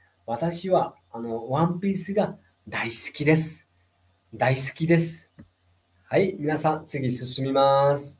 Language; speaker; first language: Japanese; non-native, fluent; Nepali